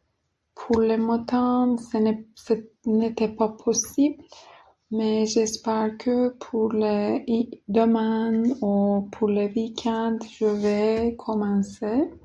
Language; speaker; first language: French; non-native, learner; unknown